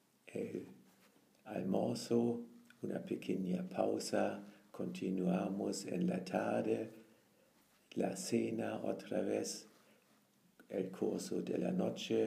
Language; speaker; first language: Spanish; non-native, fluent; German